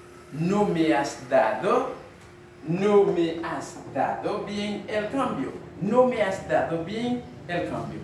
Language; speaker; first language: Spanish; non-native, fluent; Haitian Creole